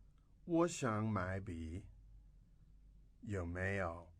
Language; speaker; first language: Chinese; non-native, fluent; English